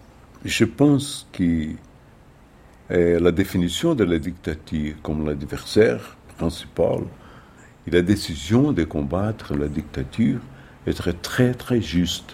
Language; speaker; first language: French; non-native, fluent; Portuguese